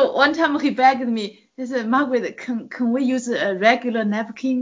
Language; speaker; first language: English; non-native, fluent; Chinese